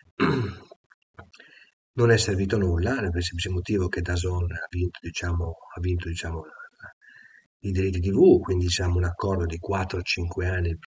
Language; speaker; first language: Italian; native; Italian